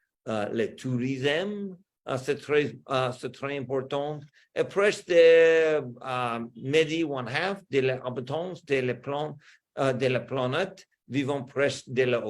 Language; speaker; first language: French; non-native, learner; English